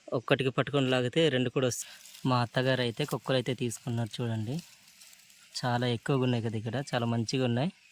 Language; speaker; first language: Telugu; non-native, local second language; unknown